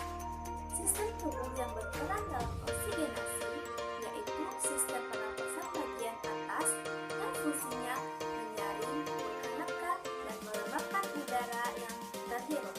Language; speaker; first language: Indonesian; native; Indonesian